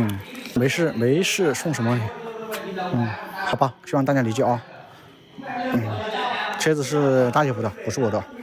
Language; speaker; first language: Chinese; native; Chinese